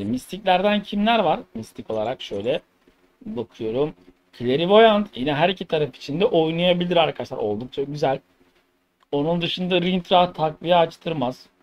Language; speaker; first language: Turkish; native; Turkish